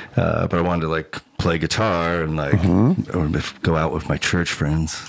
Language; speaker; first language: English; native; English